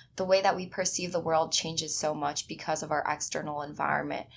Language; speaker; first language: English; early bilingual, other home language; Chinese